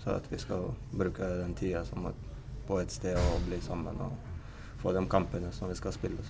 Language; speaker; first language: Norwegian; non-native, fluent; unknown